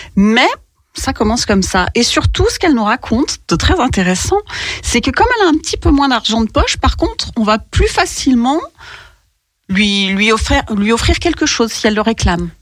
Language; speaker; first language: French; native; French